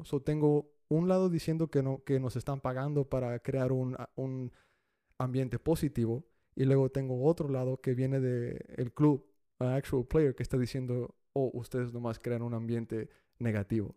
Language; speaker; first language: Spanish; early bilingual, heritage; Spanish